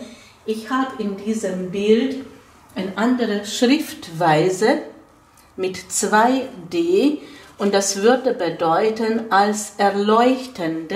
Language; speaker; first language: German; non-native, fluent; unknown